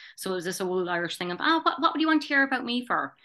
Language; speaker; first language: English; native; English